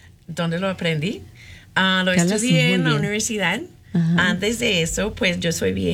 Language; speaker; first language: Spanish; non-native, fluent; English